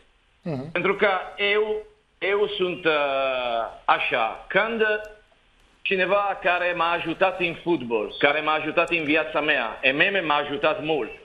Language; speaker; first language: Romanian; non-native, learner; Italian